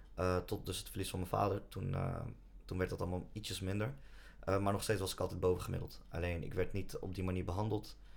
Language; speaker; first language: Dutch; native; Dutch